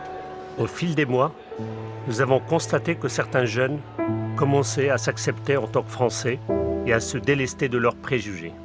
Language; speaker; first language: French; native; French